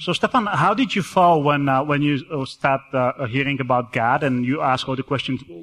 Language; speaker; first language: English; non-native, fluent; Czech